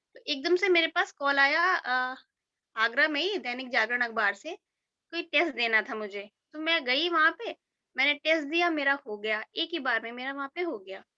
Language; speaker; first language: Hindi; native; Hindi